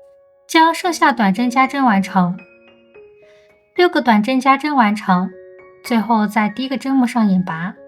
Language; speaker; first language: Chinese; native; Chinese